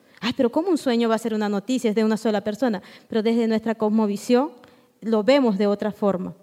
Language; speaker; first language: Spanish; non-native, local second language; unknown